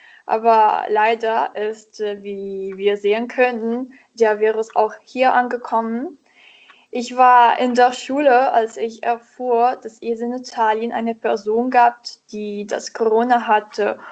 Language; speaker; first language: German; non-native, learner; Italian